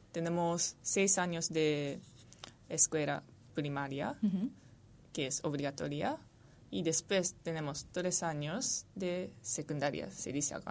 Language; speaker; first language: Spanish; non-native, fluent; Japanese